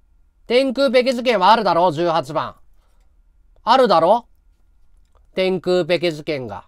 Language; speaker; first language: Japanese; native; Japanese